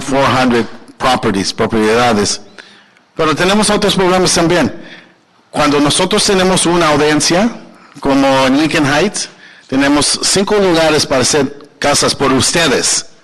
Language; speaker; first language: Spanish; early bilingual, heritage; English